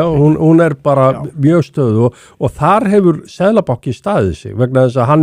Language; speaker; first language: Icelandic; native; Icelandic